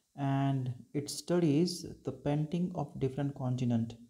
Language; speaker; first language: English; non-native, local second language; Marathi